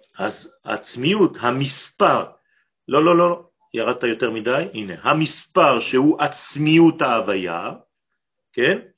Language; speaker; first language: Hebrew; non-native, fluent; French